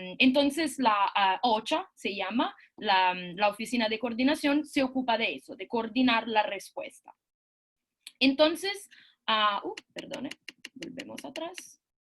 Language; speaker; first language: Spanish; non-native, fluent; Italian